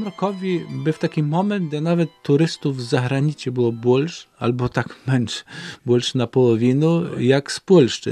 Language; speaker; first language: Polish; non-native, local second language; Ukrainian